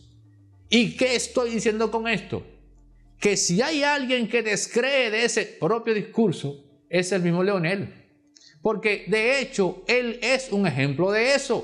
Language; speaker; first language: Spanish; native; Spanish